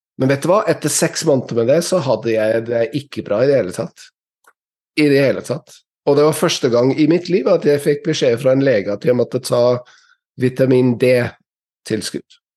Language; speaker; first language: Norwegian; non-native, fluent; English